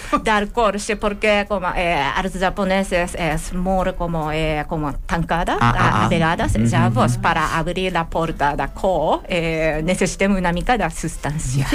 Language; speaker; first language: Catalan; non-native, learner; Japanese